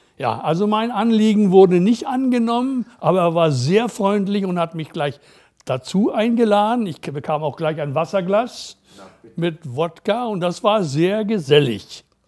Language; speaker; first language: German; native; German